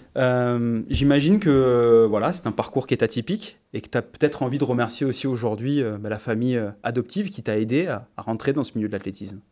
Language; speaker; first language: French; native; French